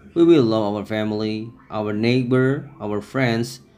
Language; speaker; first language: English; non-native, fluent; Indonesian